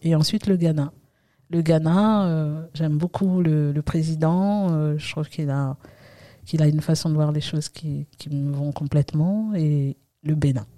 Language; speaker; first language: French; early bilingual, other home language; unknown